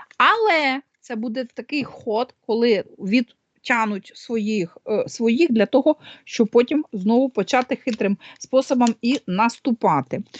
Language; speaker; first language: Ukrainian; non-native, local second language; Russian